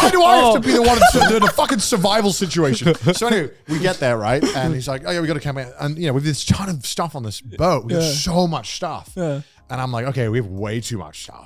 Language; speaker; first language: English; native; English